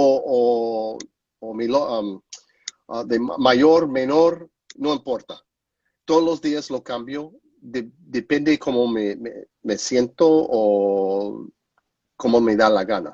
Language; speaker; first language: Spanish; non-native, fluent; English